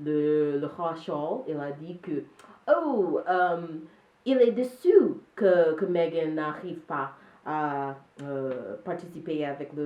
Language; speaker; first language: French; non-native, learner; English